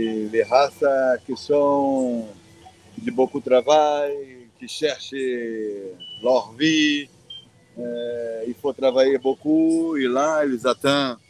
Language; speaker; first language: French; non-native, fluent; Portuguese